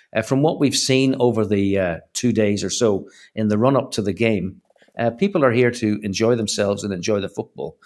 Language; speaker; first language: English; native; English